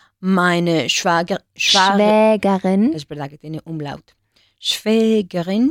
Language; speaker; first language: German; non-native, learner; Spanish